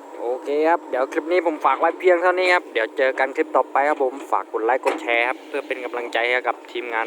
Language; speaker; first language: Thai; native; Thai